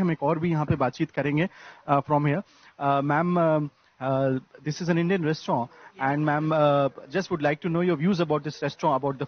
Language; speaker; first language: Hindi; native; Hindi